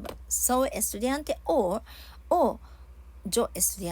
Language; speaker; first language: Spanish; non-native, learner; Japanese